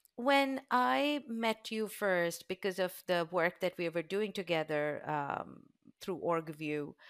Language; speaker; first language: English; non-native, local second language; Hindi